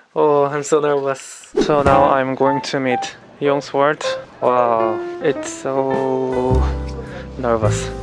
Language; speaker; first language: English; non-native, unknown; Korean